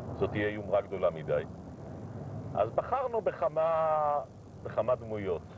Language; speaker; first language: Hebrew; native; Hebrew